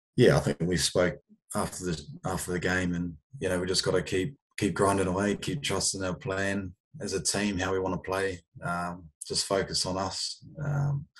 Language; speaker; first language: English; native; English